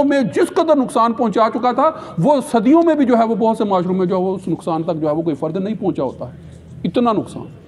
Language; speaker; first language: Urdu; native; Urdu